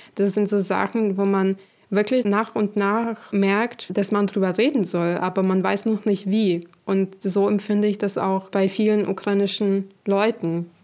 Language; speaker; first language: German; non-native, fluent; Ukrainian